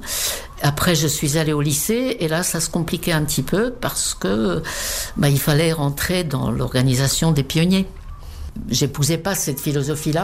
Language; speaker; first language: French; non-native, fluent; Czech